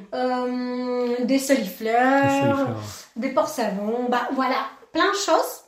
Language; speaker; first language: French; non-native, fluent; Spanish